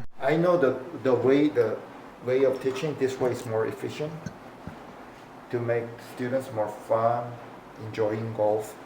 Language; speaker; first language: English; non-native, fluent; Korean